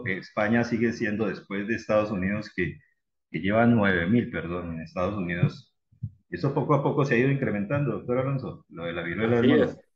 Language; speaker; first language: Spanish; native; Spanish